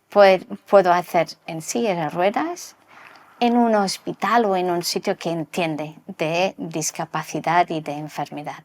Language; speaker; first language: Spanish; non-native, local second language; English